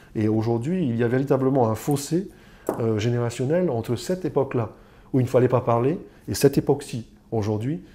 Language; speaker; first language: French; native; French